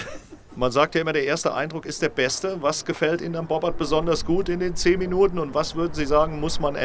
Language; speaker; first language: German; native; German